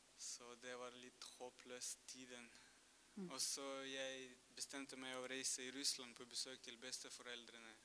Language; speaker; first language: Norwegian; non-native, fluent; Russian